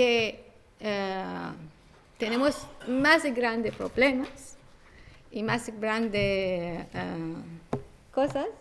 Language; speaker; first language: Spanish; non-native, learner; Arabic